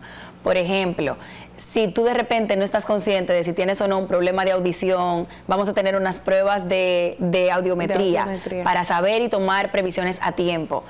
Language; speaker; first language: Spanish; native; Spanish